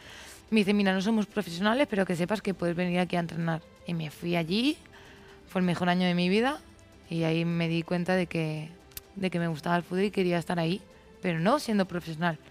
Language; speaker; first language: Spanish; native; Spanish